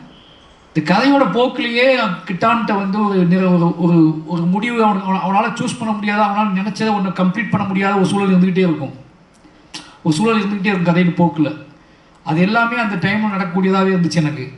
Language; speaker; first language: Tamil; native; Tamil